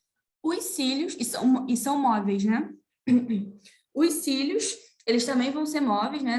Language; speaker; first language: Portuguese; native; Portuguese